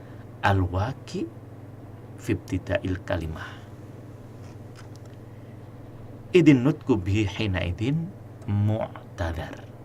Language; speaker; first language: Arabic; non-native, fluent; Indonesian